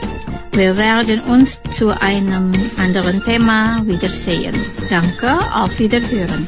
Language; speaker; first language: German; non-native, fluent; Indonesian